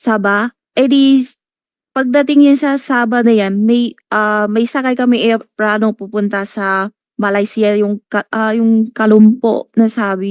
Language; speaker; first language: Filipino; non-native, learner; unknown